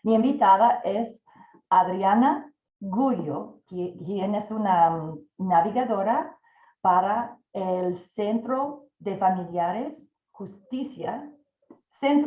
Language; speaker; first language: Spanish; non-native, fluent; English